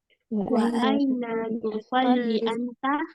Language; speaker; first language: Arabic; non-native, learner; Indonesian